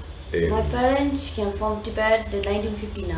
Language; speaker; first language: English; non-native, learner; Tibetan